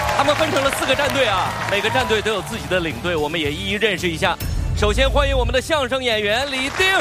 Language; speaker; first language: Chinese; native; Chinese